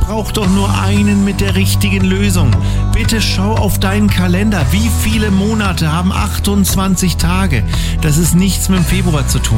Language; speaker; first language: German; native; German